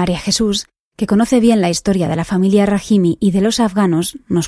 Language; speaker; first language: Spanish; native; Spanish